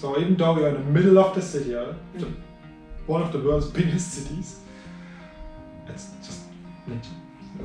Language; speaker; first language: English; non-native, fluent; German